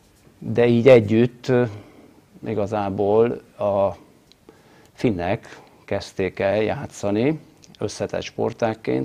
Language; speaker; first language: Hungarian; native; Hungarian